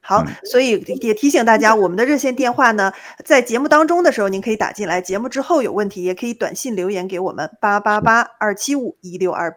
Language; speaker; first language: Chinese; native; Chinese